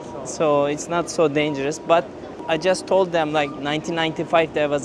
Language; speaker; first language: English; non-native, learner; Turkish